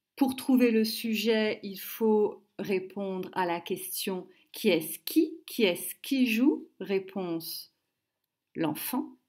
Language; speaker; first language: French; native; French